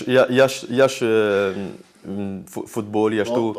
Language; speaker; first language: Albanian; non-native, learner; French